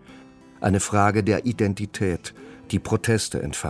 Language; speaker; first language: German; native; German